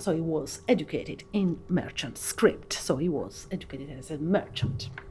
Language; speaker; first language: English; non-native, fluent; Italian